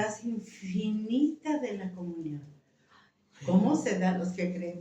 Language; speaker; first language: Spanish; native; Spanish